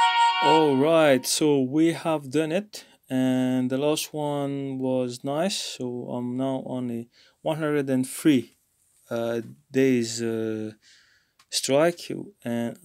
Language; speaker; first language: English; non-native, fluent; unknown